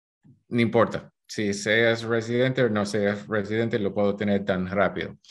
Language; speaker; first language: Spanish; early bilingual, heritage; Spanish